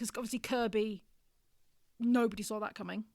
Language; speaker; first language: English; native; English